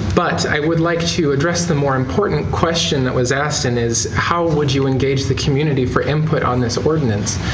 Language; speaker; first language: English; native; English